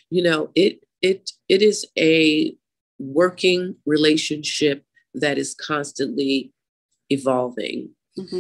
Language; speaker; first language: English; native; English